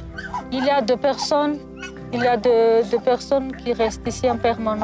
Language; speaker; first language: French; non-native, local second language; Malagasy